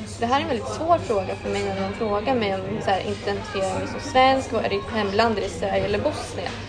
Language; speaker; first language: Swedish; early bilingual, other home language; Bosnian